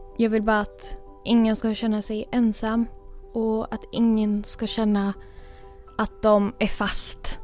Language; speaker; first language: Swedish; early bilingual, other home language; Kurdish